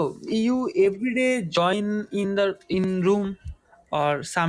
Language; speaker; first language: English; non-native, learner; Bangla